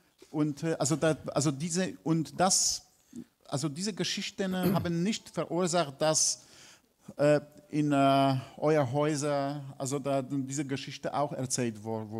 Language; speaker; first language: German; non-native, fluent; Polish